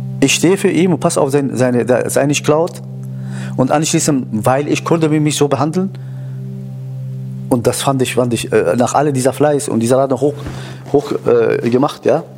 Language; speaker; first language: German; non-native, fluent; Kurdish